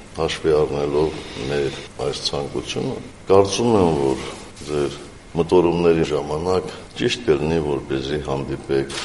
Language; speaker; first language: Armenian; native; Armenian